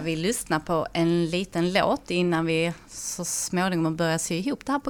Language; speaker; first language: Swedish; native; Swedish